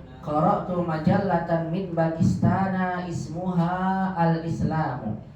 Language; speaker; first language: Arabic; non-native, fluent; Indonesian